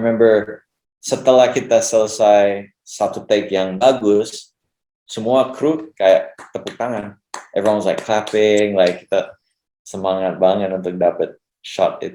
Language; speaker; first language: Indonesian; early bilingual, heritage; English